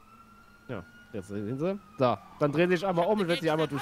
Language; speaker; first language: German; native; German